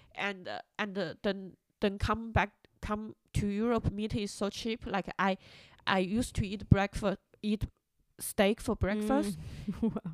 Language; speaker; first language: English; non-native, fluent; Chinese